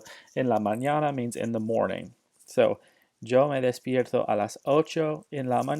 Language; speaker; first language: Spanish; non-native, fluent; English